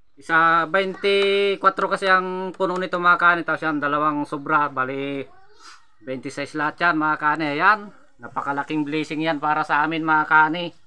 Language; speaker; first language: Filipino; non-native, local second language; Iloko